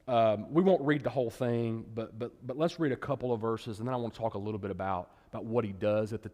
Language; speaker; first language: English; native; English